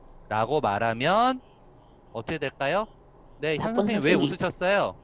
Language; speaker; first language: Korean; native; Korean